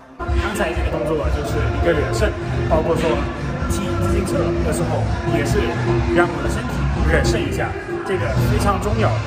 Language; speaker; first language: Chinese; non-native, fluent; German